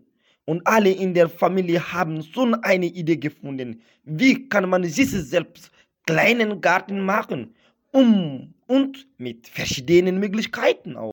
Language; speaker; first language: German; non-native, fluent; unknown